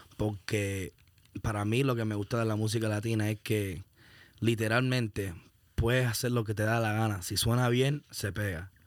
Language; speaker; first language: Spanish; early bilingual, heritage; Spanish